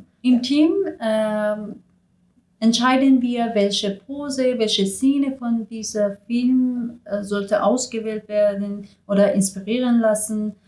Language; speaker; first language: German; non-native, learner; Persian